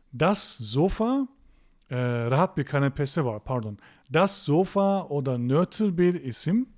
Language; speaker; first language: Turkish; non-native, fluent; German